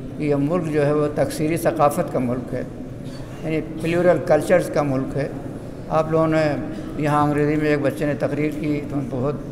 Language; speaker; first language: Urdu; native; Urdu